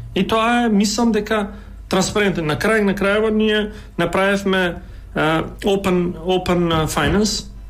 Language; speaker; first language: Macedonian; non-native, local second language; Albanian